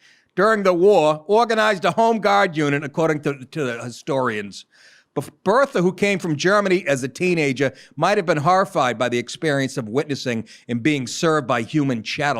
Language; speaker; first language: English; native; English